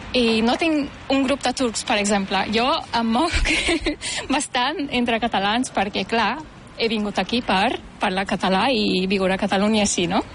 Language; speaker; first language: Catalan; non-native, fluent; Turkish